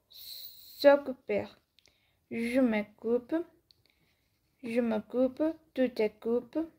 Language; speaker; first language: French; non-native, learner; Spanish